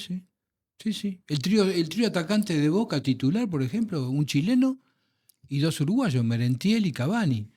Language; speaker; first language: Spanish; native; Spanish